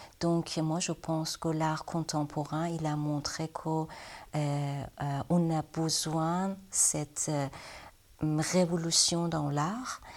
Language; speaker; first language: French; non-native, learner; Persian